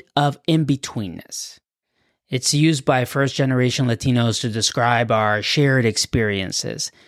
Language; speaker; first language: English; non-native, fluent; Spanish